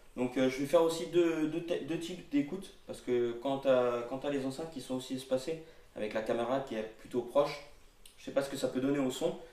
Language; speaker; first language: French; native; French